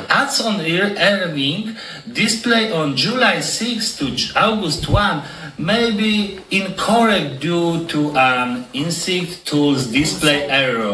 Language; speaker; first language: English; non-native, learner; Polish